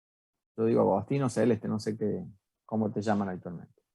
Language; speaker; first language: Spanish; native; Spanish